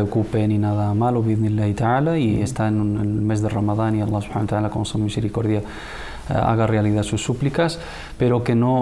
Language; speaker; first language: Spanish; native; Spanish